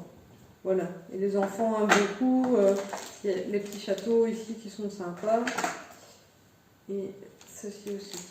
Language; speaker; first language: French; native; French